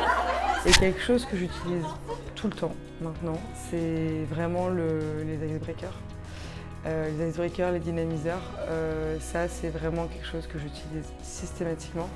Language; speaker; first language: French; native; French